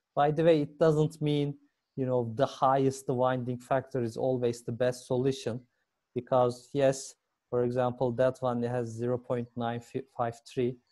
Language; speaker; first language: English; non-native, fluent; Turkish